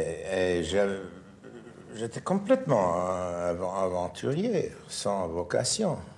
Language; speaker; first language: French; non-native, fluent; English